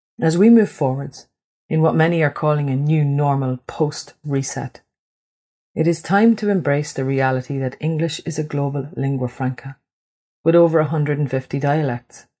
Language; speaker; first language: English; native; English